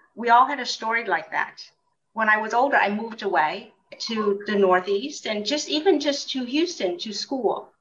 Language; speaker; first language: English; early bilingual, other home language; Vietnamese